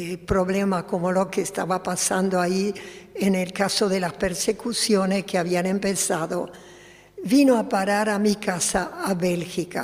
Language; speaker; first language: Spanish; early bilingual, other home language; Polish